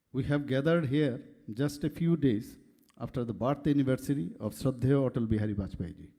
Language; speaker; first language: English; non-native, local second language; Bangla